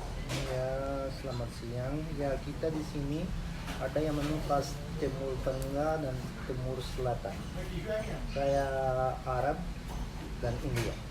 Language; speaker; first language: Indonesian; non-native, learner; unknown